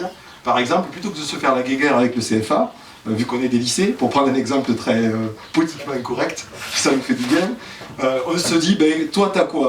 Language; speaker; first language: French; native; French